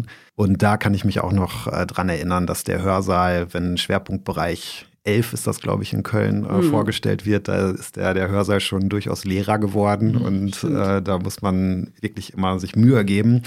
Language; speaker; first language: German; native; German